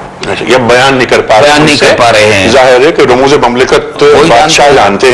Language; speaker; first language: Urdu; native; Urdu